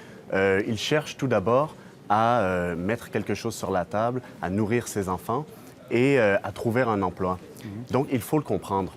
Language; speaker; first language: French; native; French